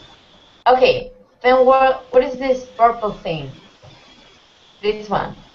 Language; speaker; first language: English; non-native, fluent; Spanish